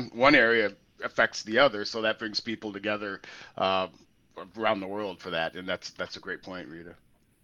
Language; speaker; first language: English; native; English